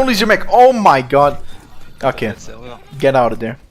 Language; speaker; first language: English; non-native, fluent; German